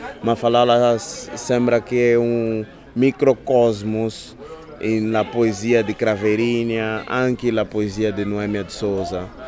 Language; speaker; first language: Italian; non-native, fluent; Portuguese